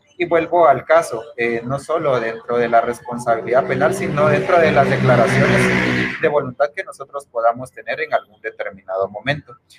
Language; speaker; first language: Spanish; native; Spanish